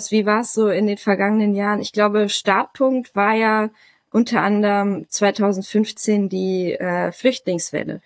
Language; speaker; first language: German; native; German